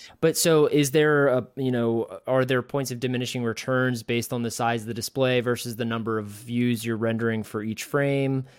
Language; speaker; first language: English; native; English